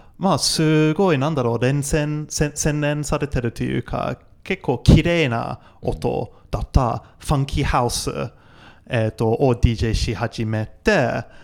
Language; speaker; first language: Japanese; non-native, fluent; English